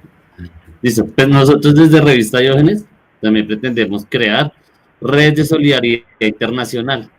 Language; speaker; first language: Spanish; native; Spanish